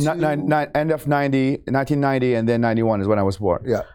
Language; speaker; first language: English; non-native, fluent; Arabic